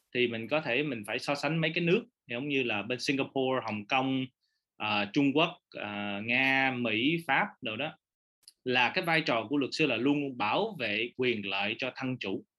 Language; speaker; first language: Vietnamese; early bilingual, heritage; Vietnamese